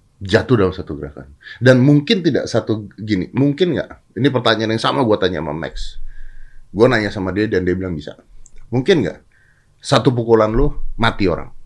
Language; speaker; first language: Indonesian; native; Indonesian